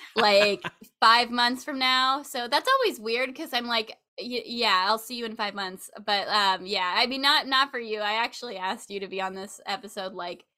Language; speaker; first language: English; native; English